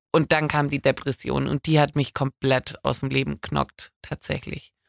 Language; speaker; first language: German; native; German